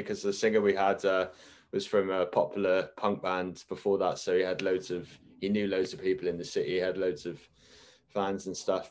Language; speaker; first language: English; native; English